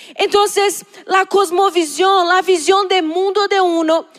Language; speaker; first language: Spanish; non-native, learner; Portuguese